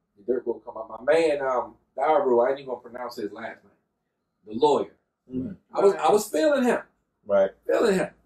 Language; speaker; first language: English; native; English